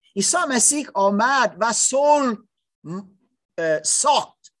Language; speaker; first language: Persian; non-native, learner; English